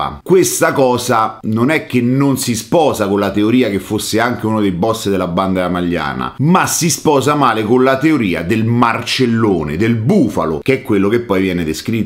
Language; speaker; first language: Italian; native; Italian